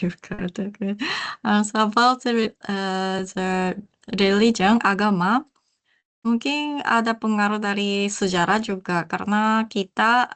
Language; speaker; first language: Indonesian; non-native, learner; Japanese